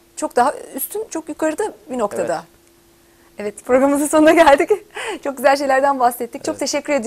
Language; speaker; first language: Turkish; native; Turkish